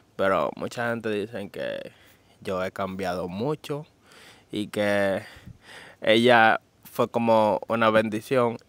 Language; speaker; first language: Spanish; native; Spanish